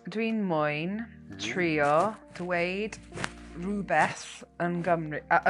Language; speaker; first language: Welsh; non-native, learner; English